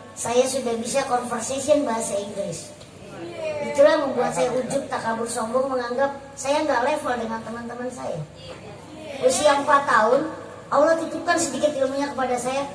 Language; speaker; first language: Indonesian; native; Indonesian